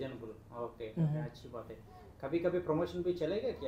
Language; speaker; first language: Hindi; non-native, local second language; Telugu